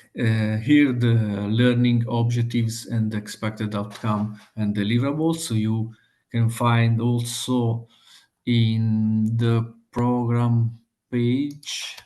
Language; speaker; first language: English; non-native, fluent; Italian